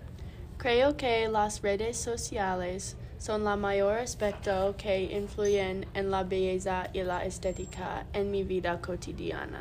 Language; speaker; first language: Spanish; non-native, learner; English